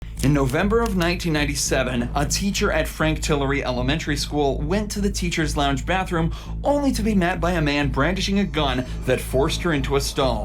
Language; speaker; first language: English; native; English